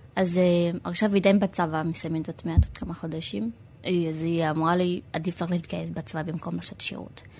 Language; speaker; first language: Hebrew; early bilingual, other home language; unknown